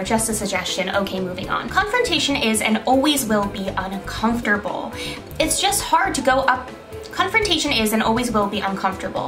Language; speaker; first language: English; native; English